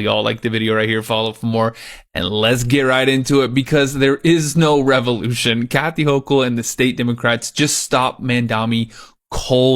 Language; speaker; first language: English; native; English